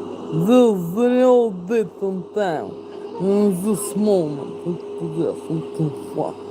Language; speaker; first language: English; non-native, learner; Russian